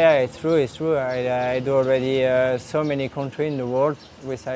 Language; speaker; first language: English; non-native, learner; French